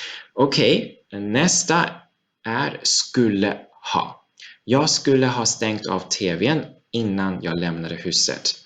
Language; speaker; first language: Swedish; non-native, fluent; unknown